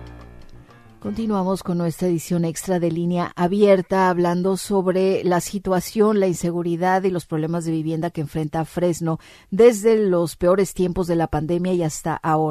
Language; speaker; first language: Spanish; native; Spanish